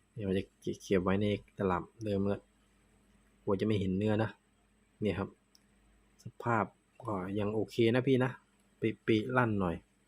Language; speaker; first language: Thai; non-native, local second language; Northeastern Thai